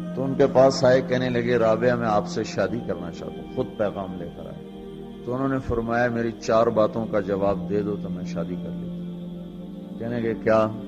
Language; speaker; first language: Urdu; non-native, local second language; Punjabi